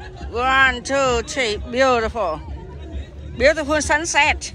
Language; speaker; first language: English; non-native, learner; Vietnamese